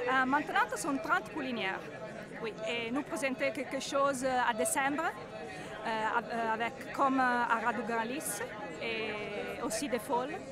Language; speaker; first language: French; non-native, learner; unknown